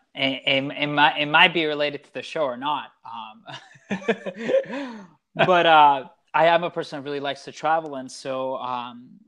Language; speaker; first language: English; early bilingual, other home language; Italian